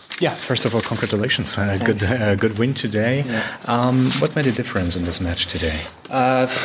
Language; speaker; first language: English; non-native, fluent; German